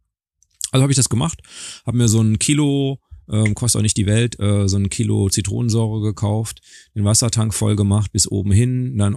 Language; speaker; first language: German; native; German